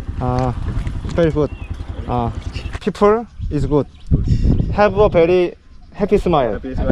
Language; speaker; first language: English; non-native, learner; Korean